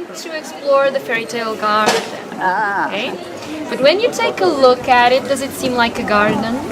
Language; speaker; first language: English; non-native, fluent; Portuguese